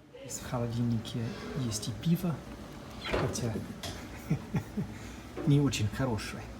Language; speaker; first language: Russian; non-native, fluent; English